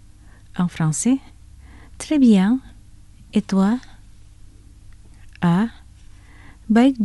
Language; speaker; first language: French; non-native, fluent; Indonesian